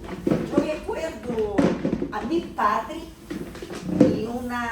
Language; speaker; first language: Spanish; non-native, learner; Portuguese